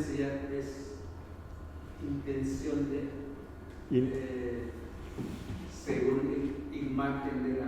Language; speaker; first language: Spanish; non-native, local second language; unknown